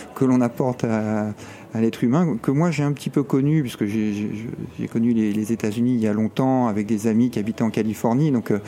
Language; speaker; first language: French; native; French